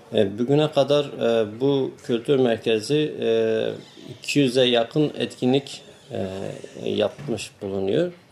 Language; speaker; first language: Turkish; non-native, local second language; Kurdish